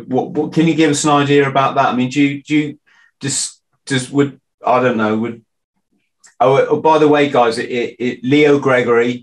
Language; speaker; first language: English; native; English